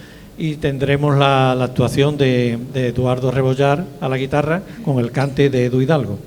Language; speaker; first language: Spanish; native; Spanish